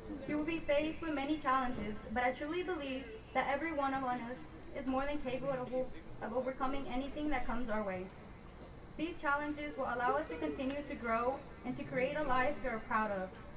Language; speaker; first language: English; early bilingual, other home language; Spanish